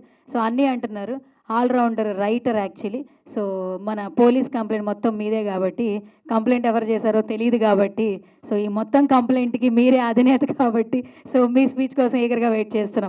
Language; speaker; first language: Telugu; native; Telugu